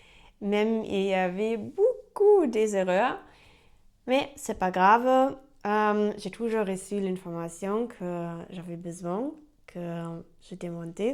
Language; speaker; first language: French; non-native, learner; German